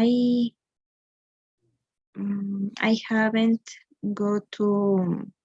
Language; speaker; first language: English; non-native, learner; Spanish